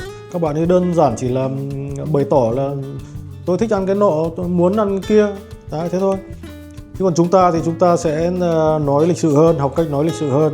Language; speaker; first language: Vietnamese; native; Vietnamese